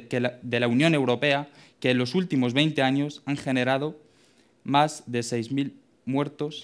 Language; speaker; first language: Spanish; native; Spanish